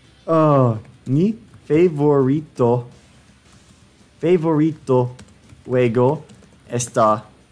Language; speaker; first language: Spanish; non-native, learner; English